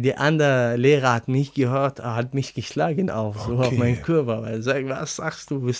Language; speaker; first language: German; non-native, learner; Arabic